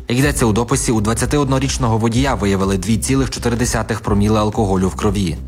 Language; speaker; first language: Ukrainian; native; Ukrainian